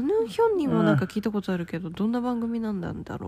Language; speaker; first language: Japanese; native; Japanese